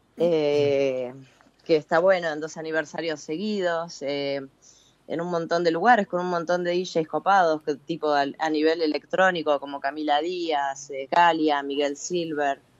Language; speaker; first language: Spanish; native; Spanish